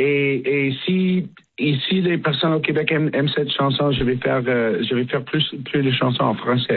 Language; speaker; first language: French; non-native, learner; English